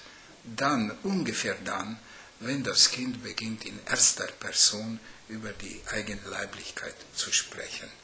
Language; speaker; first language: German; non-native, fluent; Hungarian